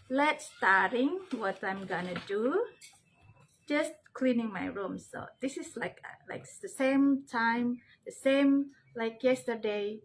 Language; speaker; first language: English; non-native, learner; Indonesian